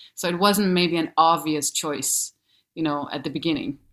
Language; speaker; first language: English; non-native, fluent; Danish